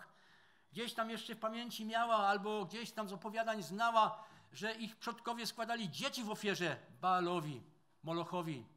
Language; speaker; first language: Polish; native; Polish